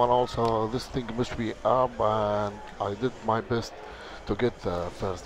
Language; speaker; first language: English; non-native, learner; Arabic